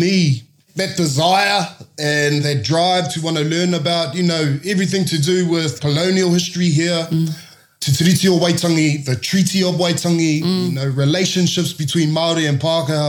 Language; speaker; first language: English; native; English